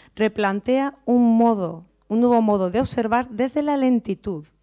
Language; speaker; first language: Spanish; native; Spanish